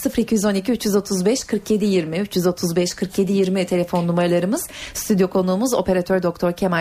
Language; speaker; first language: Turkish; native; Turkish